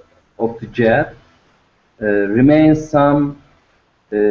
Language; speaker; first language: English; non-native, learner; Turkish